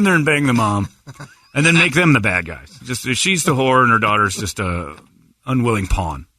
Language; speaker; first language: English; native; English